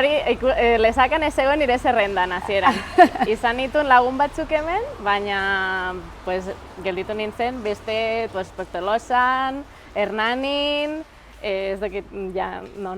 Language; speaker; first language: Basque; non-native, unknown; Catalan